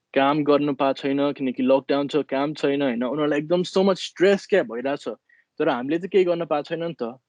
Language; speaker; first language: Nepali; early bilingual, other home language; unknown